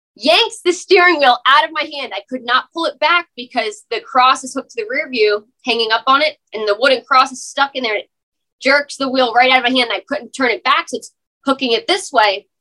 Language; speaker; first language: English; native; English